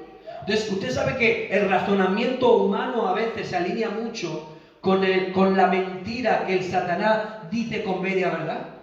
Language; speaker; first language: Spanish; native; Spanish